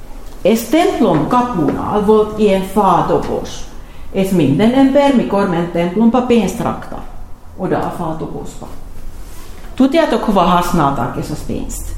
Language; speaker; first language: Hungarian; non-native, learner; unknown